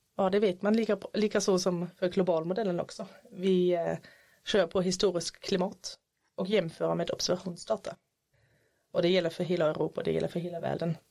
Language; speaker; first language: Swedish; non-native, fluent; German